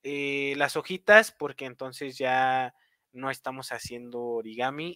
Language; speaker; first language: Spanish; native; Spanish